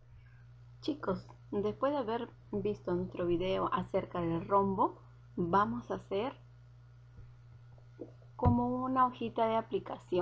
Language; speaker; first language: Spanish; native; Spanish